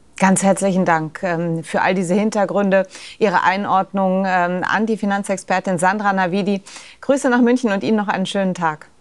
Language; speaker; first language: German; native; German